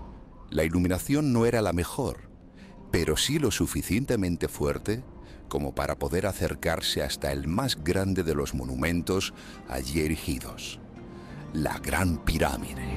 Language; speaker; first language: Spanish; native; Spanish